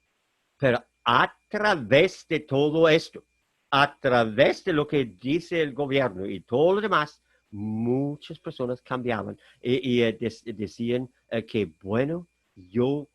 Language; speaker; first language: Spanish; non-native, fluent; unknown